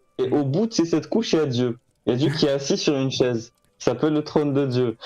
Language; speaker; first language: French; non-native, local second language; Arabic